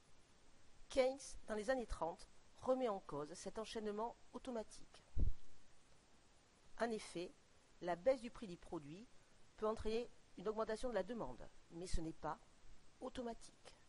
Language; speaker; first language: French; native; French